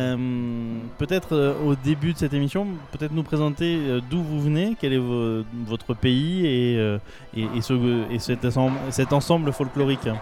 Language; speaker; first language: French; native; French